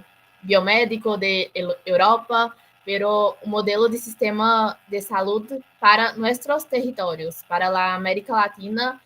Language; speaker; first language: Spanish; non-native, learner; Portuguese